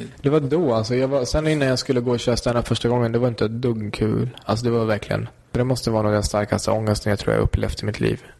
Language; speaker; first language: Swedish; early bilingual, other home language; Kurdish